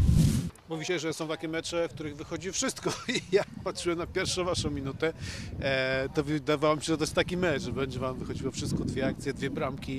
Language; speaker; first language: Polish; native; Polish